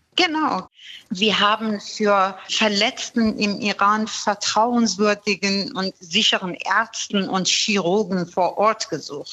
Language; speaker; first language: German; non-native, fluent; Persian